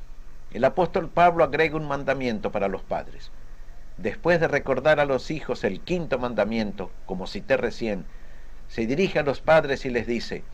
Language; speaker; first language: Spanish; native; Spanish